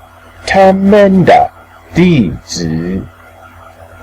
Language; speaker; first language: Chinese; non-native, fluent; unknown